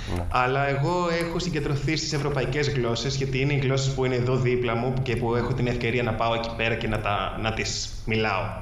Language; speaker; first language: Greek; early bilingual, heritage; English